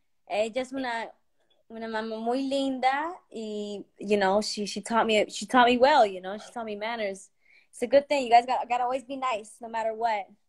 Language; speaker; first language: English; early bilingual, other home language; Spanish